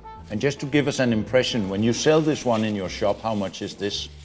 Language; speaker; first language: English; non-native, fluent; Danish